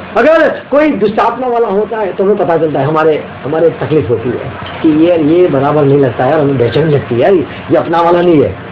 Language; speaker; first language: Hindi; non-native, local second language; Gujarati